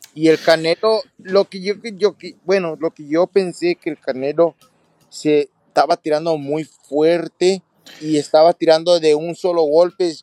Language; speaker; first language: Spanish; early bilingual, heritage; Spanish